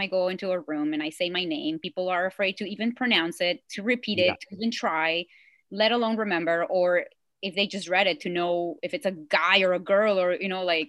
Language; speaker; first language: English; non-native, fluent; Spanish